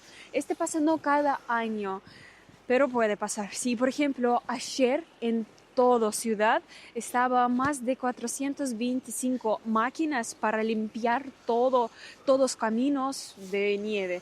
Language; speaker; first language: Spanish; non-native, learner; Russian